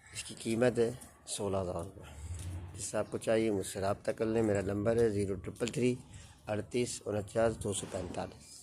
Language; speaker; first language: Urdu; native; Urdu